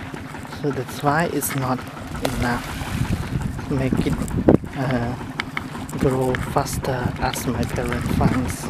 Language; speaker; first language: English; non-native, learner; Khmer